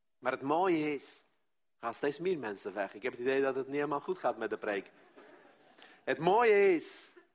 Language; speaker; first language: Dutch; non-native, fluent; Armenian